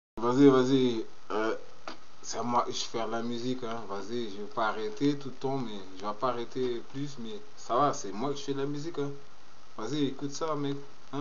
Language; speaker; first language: French; non-native, learner; Portuguese